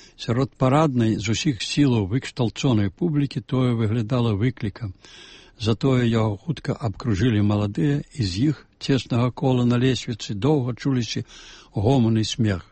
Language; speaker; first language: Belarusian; native; Belarusian